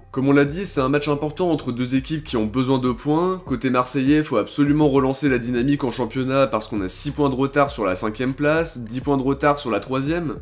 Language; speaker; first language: French; native; French